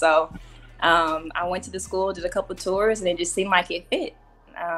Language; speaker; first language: English; native; English